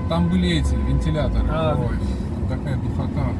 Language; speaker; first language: Russian; native; Russian